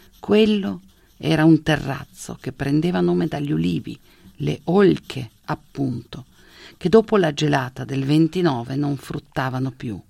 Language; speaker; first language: Italian; non-native, local second language; Slovenian